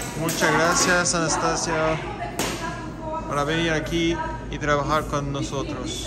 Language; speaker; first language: Spanish; non-native, learner; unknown